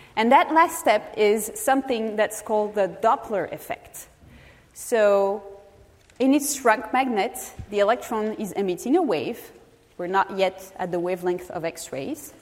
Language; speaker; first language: English; non-native, fluent; French